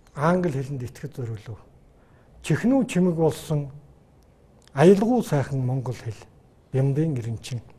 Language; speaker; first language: Mongolian; native; Mongolian